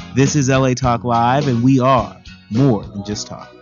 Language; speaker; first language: English; native; English